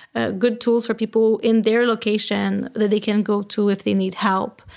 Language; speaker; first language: English; non-native, fluent; French